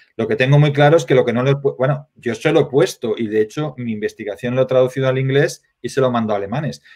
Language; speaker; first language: Spanish; native; Spanish